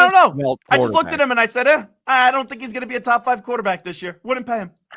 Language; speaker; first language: English; native; English